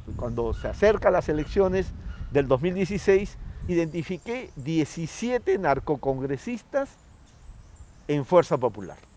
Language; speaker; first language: Spanish; non-native, local second language; Quechua